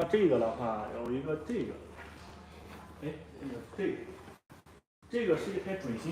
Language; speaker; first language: Chinese; native; Chinese